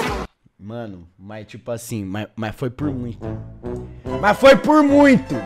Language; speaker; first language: Portuguese; native; Portuguese